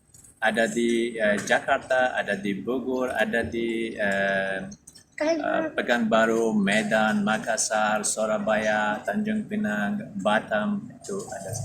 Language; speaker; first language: Indonesian; non-native, learner; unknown